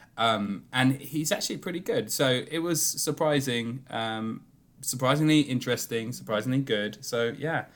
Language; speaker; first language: English; native; English